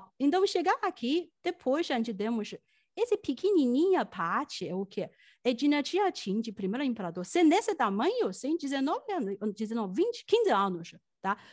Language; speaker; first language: Portuguese; non-native, fluent; Chinese